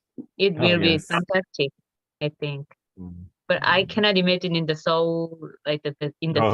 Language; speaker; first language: English; non-native, learner; Korean